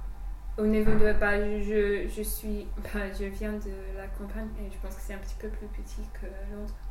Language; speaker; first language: French; non-native, fluent; English